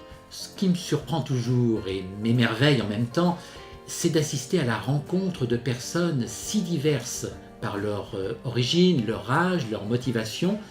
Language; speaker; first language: French; native; French